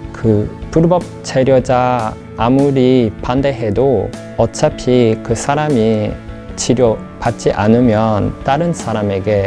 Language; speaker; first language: Korean; non-native, fluent; English